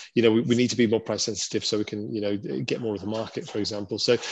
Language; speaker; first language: English; native; English